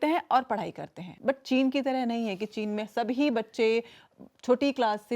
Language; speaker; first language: Hindi; native; Hindi